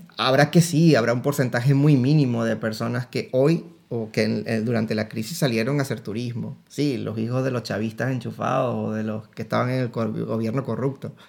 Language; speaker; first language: Spanish; native; Spanish